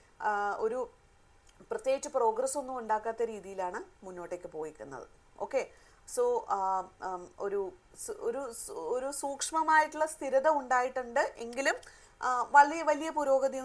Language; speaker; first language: Malayalam; native; Malayalam